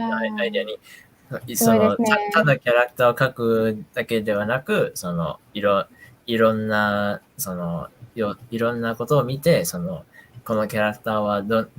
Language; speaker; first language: Japanese; non-native, fluent; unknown